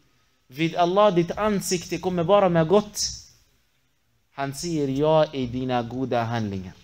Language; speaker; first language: Swedish; non-native, fluent; Arabic